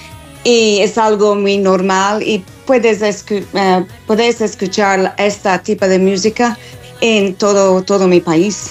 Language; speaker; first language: Spanish; non-native, learner; English